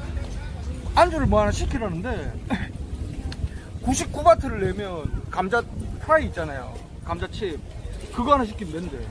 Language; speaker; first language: Korean; native; Korean